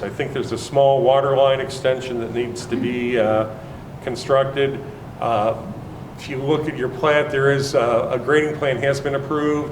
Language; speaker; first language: English; native; English